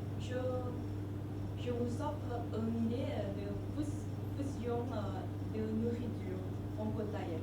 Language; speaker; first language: French; non-native, fluent; Thai